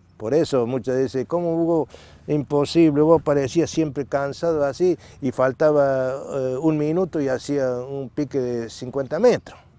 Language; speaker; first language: Spanish; native; Spanish